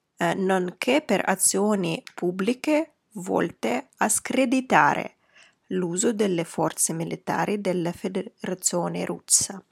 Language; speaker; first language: Italian; non-native, fluent; Russian